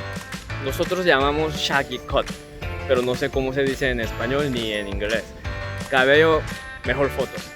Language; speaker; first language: Spanish; non-native, learner; Korean